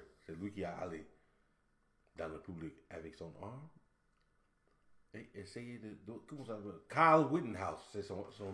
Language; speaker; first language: French; non-native, learner; English